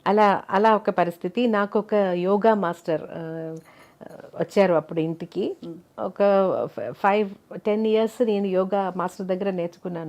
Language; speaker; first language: Telugu; non-native, local second language; Malayalam